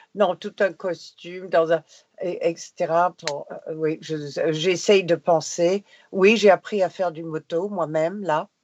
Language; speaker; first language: French; non-native, fluent; English